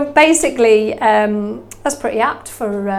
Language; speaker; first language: English; native; English